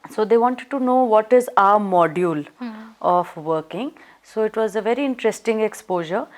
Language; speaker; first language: English; non-native, local second language; Punjabi